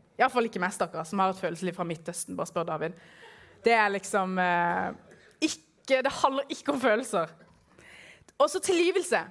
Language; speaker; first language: Norwegian; early bilingual, other home language; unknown